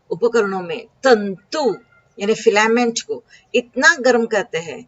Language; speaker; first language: Hindi; non-native, local second language; Marathi